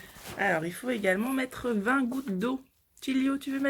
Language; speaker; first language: French; native; French